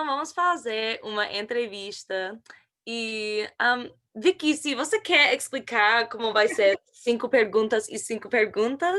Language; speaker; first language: Portuguese; non-native, learner; English